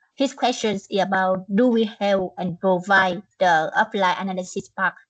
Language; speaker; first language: English; non-native, learner; Vietnamese